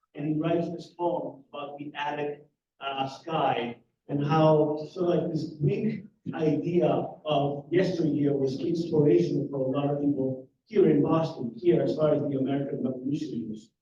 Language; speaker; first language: English; non-native, fluent; Greek